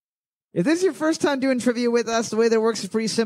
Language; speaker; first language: English; native; English